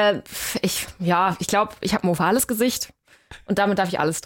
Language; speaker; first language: German; native; German